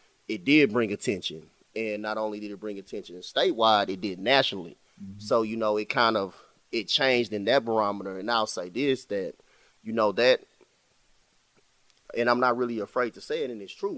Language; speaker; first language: English; native; English